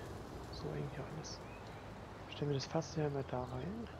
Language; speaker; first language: German; native; German